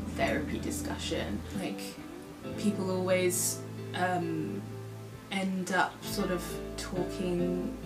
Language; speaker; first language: English; native; English